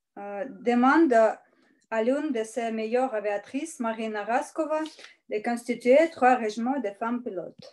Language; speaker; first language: French; non-native, learner; Russian